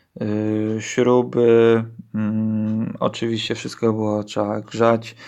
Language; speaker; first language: Polish; native; Polish